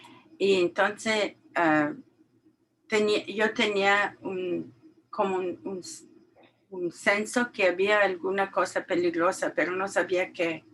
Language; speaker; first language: Spanish; non-native, learner; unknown